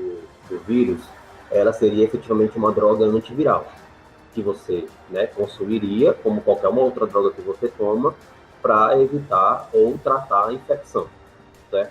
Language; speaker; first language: Portuguese; native; Portuguese